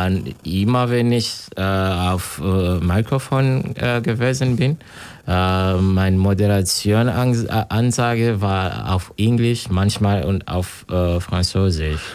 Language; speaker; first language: German; non-native, learner; Kinyarwanda